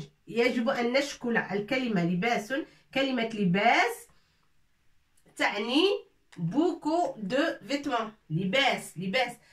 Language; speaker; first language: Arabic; non-native, fluent; French